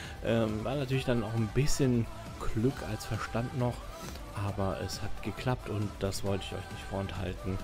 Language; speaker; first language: German; native; German